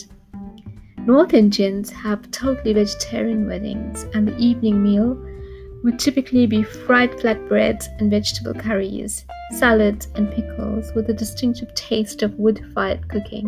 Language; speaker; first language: English; native; English